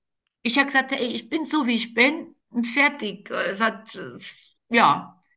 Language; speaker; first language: German; non-native, fluent; Croatian